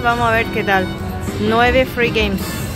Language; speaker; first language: Spanish; native; Spanish